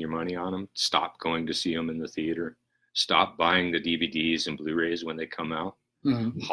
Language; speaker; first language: English; native; English